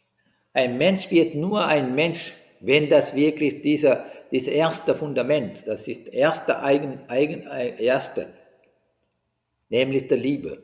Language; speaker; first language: German; non-native, fluent; Sinhala